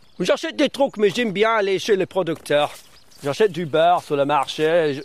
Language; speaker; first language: French; early bilingual, other home language; English